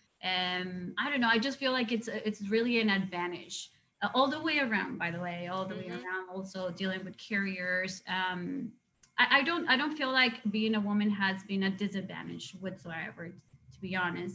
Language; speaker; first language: English; non-native, fluent; Spanish